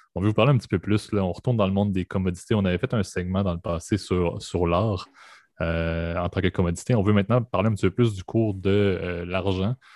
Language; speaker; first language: French; native; French